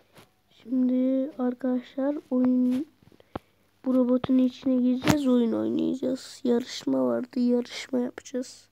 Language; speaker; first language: Turkish; native; Turkish